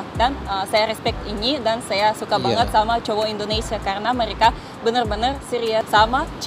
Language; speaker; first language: Indonesian; non-native, fluent; Russian